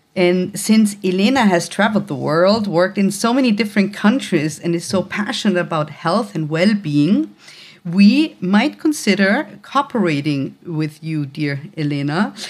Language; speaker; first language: English; non-native, fluent; German